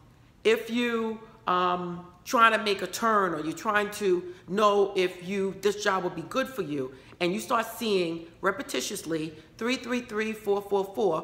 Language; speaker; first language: English; native; English